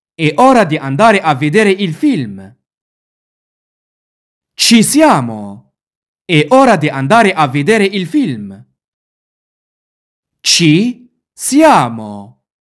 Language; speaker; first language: Italian; non-native, fluent; Arabic